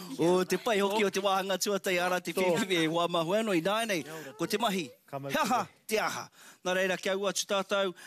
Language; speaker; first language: Māori; native; Māori